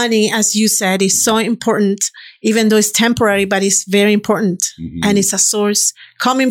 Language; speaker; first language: English; non-native, fluent; Spanish